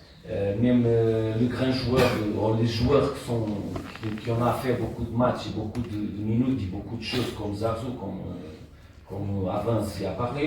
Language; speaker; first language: French; non-native, learner; Portuguese